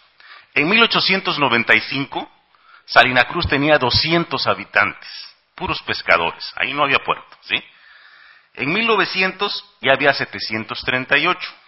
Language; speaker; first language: Spanish; native; Spanish